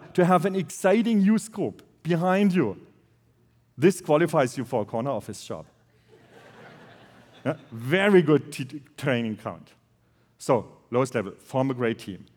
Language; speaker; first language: English; non-native, fluent; German